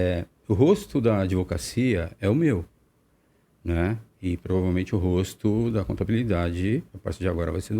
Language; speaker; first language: Portuguese; native; Portuguese